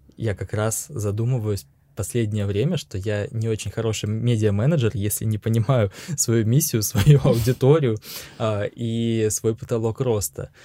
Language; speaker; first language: Russian; native; Russian